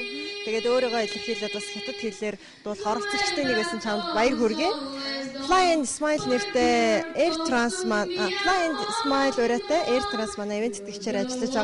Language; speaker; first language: Mongolian; native; Mongolian